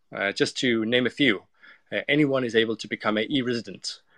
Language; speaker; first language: English; non-native, fluent; Estonian